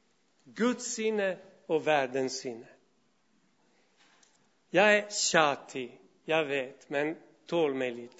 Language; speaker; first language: Swedish; non-native, fluent; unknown